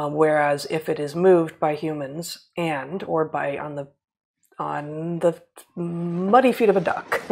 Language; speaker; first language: English; native; English